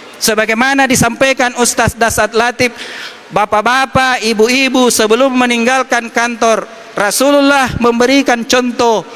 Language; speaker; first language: Malay; non-native, local second language; Buginese